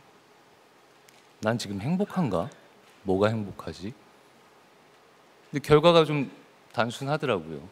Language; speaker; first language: Korean; native; Korean